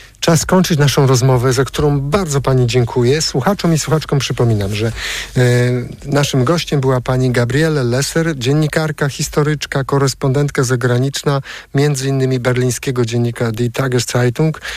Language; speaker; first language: Polish; native; Polish